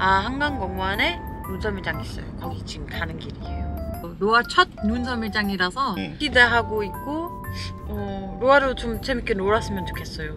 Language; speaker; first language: Korean; non-native, learner; German